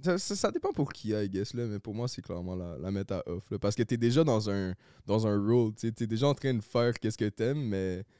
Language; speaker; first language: French; native; French